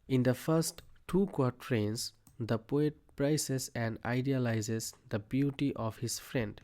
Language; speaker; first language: English; non-native, local second language; Bangla